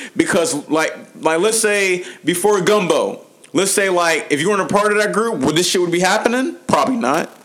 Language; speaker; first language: English; native; English